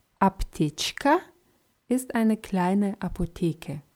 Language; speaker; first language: German; non-native, fluent; Russian